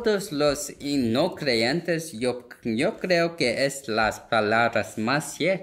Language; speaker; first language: Spanish; non-native, fluent; Korean